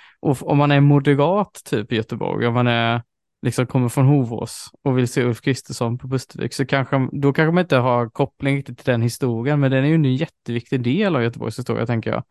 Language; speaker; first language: Swedish; native; Swedish